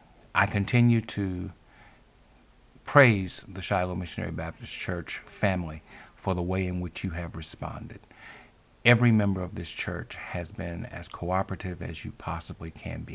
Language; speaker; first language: English; native; English